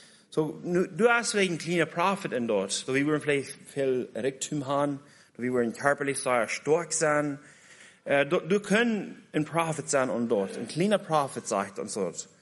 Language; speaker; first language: German; native; German